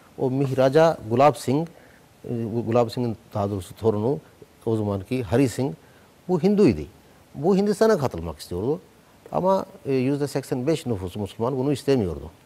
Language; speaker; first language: Turkish; non-native, fluent; Urdu